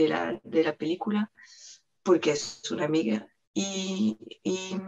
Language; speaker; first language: Spanish; non-native, fluent; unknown